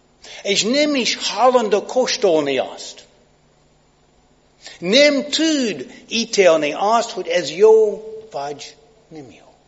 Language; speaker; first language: Hungarian; non-native, fluent; English